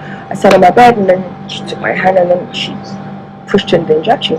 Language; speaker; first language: English; non-native, local second language; Hausa